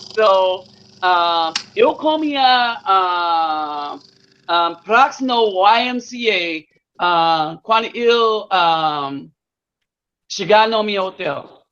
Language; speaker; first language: Portuguese; non-native, learner; English